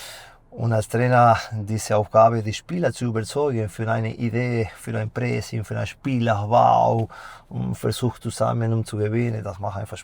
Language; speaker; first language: German; non-native, fluent; Spanish